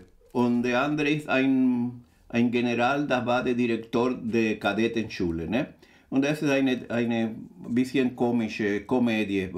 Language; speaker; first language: German; non-native, fluent; Spanish